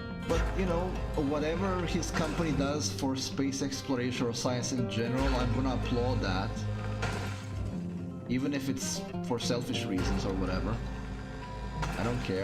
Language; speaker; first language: English; native; English